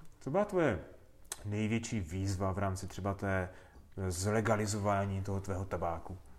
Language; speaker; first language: Czech; native; Czech